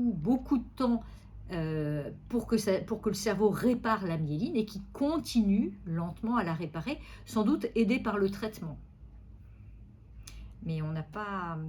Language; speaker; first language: French; native; French